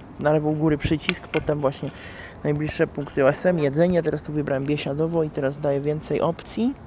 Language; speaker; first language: Polish; non-native, fluent; Italian